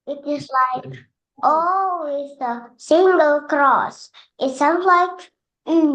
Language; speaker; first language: English; non-native, learner; Indonesian